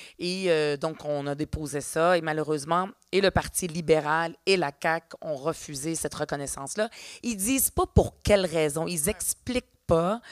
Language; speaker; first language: French; early bilingual, other home language; Arabic